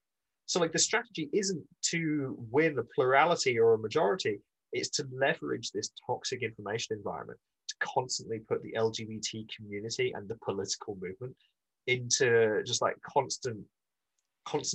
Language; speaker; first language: English; native; English